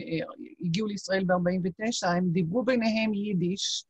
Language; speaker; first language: Hebrew; non-native, local second language; Yiddish